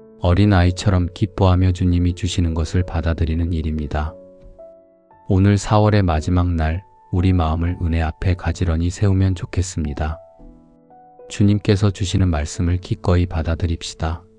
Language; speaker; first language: Korean; native; Korean